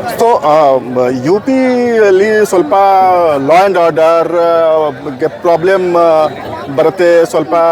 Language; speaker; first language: Kannada; non-native, learner; Hindi